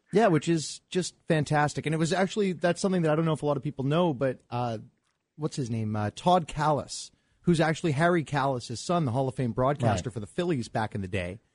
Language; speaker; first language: English; native; English